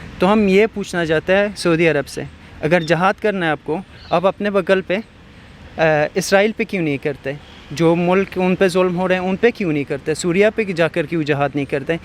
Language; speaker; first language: Hindi; non-native, fluent; Persian